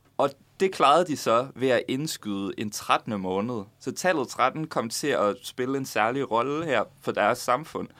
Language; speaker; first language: Danish; native; Danish